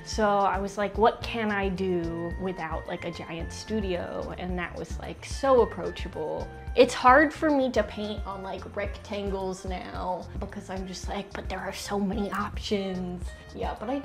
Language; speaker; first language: English; native; English